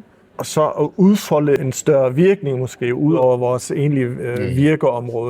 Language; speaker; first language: Danish; early bilingual, heritage; Danish